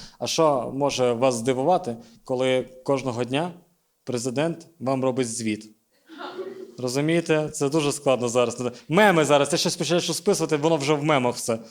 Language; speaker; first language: Ukrainian; native; Ukrainian